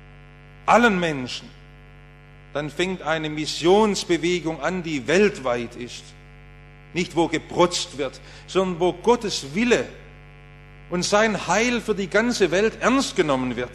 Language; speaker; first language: German; native; German